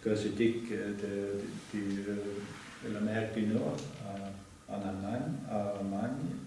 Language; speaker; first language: French; non-native, learner; Norwegian